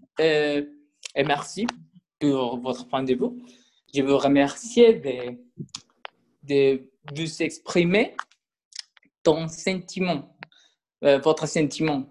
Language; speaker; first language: French; non-native, learner; Spanish